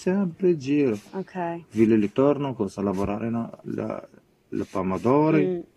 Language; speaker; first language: Italian; non-native, learner; Arabic